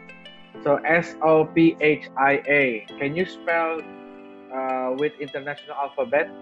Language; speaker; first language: English; non-native, fluent; Indonesian